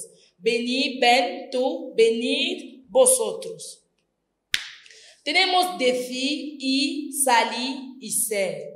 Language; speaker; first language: Spanish; non-native, fluent; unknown